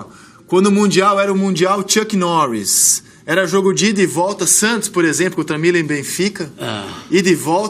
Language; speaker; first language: Portuguese; native; Portuguese